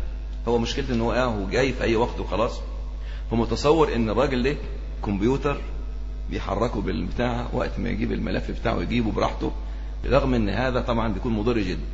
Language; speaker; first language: Arabic; native; Arabic